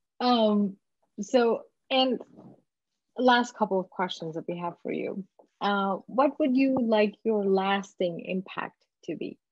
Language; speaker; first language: English; native; English